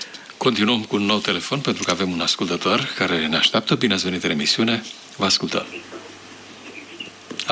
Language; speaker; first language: Romanian; native; Romanian